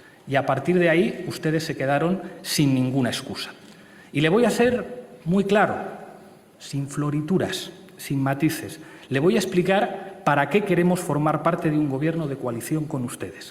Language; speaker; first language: Spanish; native; Spanish